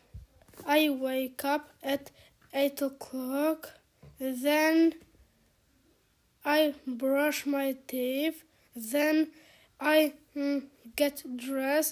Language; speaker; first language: English; non-native, learner; Polish